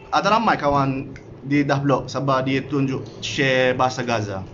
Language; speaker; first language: Malay; non-native, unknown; Arabic